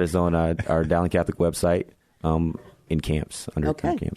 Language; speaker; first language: English; native; English